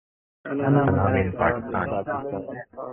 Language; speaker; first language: Arabic; non-native, learner; Urdu